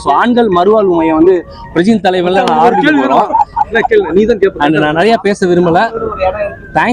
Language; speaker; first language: Tamil; native; Tamil